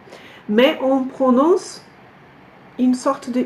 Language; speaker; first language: French; non-native, fluent; Portuguese